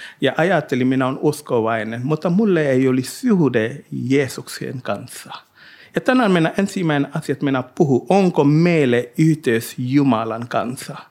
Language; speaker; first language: Finnish; non-native, learner; Hindi